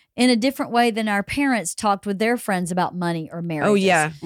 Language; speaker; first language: English; native; English